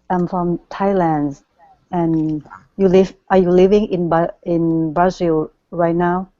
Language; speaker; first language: English; non-native, learner; Thai